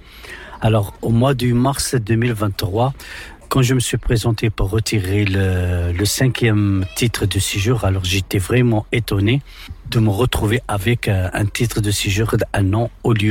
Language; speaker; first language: French; non-native, local second language; Arabic